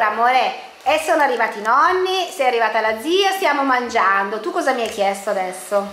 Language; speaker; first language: Italian; native; Italian